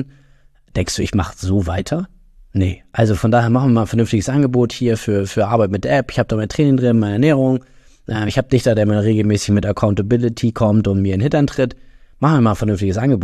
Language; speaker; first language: German; native; German